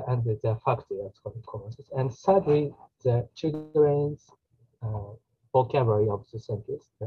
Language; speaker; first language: English; non-native, learner; Japanese